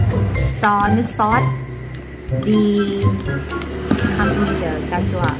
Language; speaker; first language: Vietnamese; non-native, learner; Thai